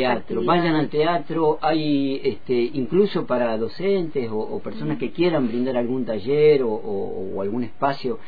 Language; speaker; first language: Spanish; native; Spanish